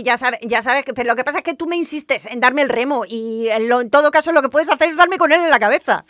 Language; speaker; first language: Spanish; native; Spanish